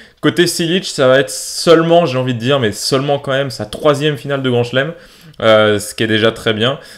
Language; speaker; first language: French; native; French